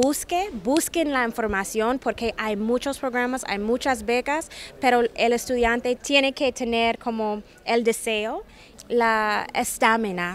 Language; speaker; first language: Spanish; non-native, fluent; English